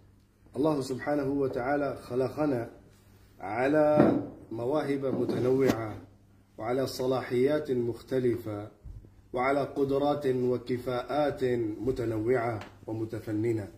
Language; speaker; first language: Arabic; non-native, fluent; Urdu